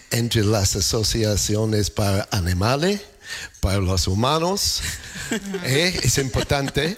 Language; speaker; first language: Spanish; non-native, learner; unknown